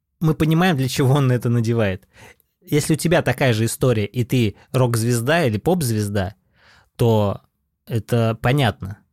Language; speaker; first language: Russian; native; Russian